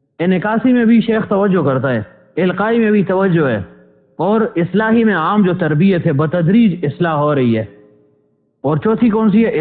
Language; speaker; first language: Urdu; non-native, local second language; Pashto